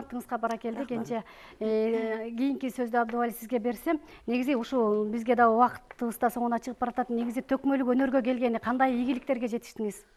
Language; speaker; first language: Kyrgyz; native; Kyrgyz